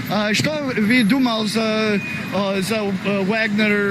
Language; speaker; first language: Russian; non-native, learner; English